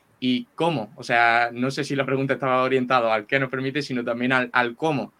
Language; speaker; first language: Spanish; native; Spanish